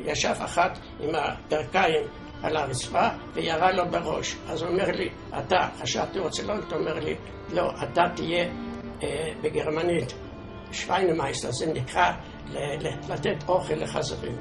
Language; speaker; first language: Hebrew; non-native, fluent; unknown